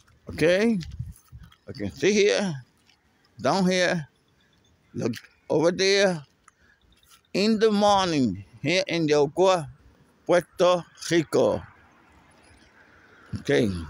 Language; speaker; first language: English; non-native, fluent; Spanish